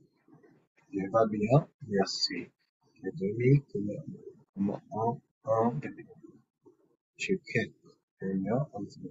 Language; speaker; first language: French; non-native, learner; Portuguese